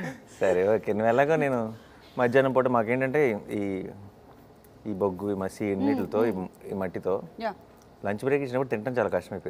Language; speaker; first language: Telugu; native; Telugu